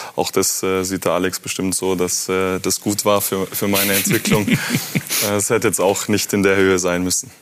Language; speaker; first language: German; native; German